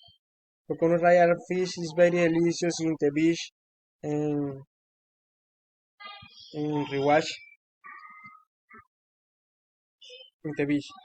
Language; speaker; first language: English; non-native, learner; Spanish